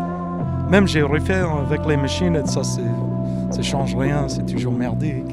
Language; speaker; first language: French; non-native, learner; English